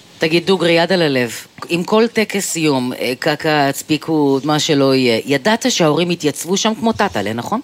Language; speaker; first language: Hebrew; native; Hebrew